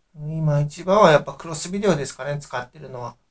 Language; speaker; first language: Japanese; native; Japanese